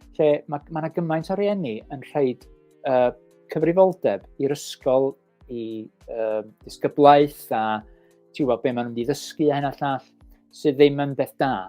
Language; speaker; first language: Welsh; native; Welsh